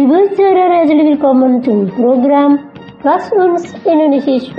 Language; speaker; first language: German; non-native, fluent; Indonesian